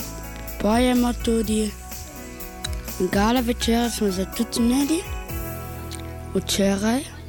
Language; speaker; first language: Slovenian; non-native, local second language; German